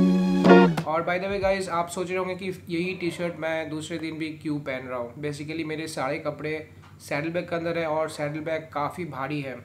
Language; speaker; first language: Hindi; native; Hindi